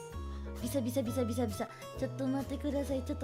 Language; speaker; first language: Japanese; non-native, learner; Indonesian